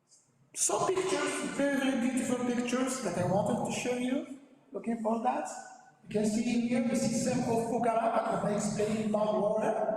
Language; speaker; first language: English; non-native, learner; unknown